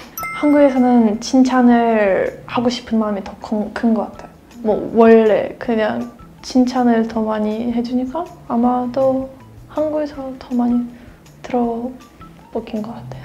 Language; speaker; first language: Korean; non-native, fluent; Russian